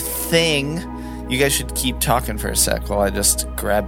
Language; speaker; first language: English; native; English